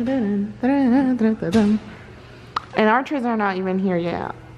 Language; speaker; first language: English; early bilingual, other home language; Spanish